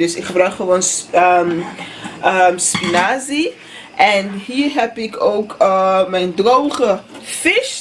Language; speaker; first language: Dutch; non-native, fluent; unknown